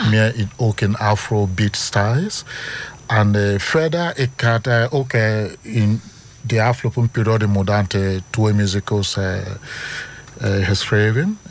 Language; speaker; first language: Dutch; non-native, learner; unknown